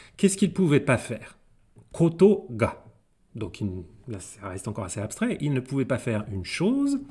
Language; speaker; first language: French; native; French